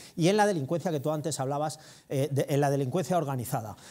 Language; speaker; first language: Spanish; native; Spanish